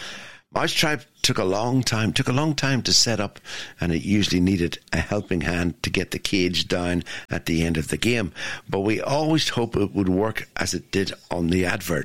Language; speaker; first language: English; native; English